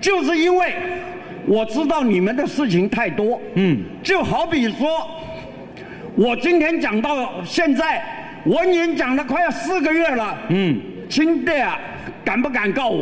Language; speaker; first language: Chinese; native; Chinese